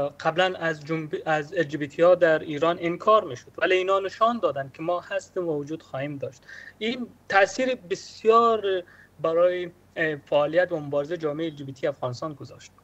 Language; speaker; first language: Persian; native; Persian